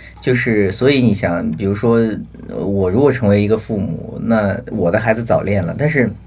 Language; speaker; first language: Chinese; native; Chinese